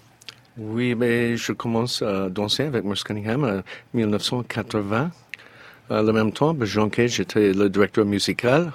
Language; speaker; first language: French; non-native, learner; English